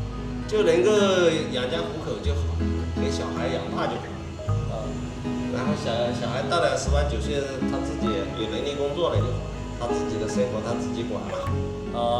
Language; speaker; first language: Chinese; native; Chinese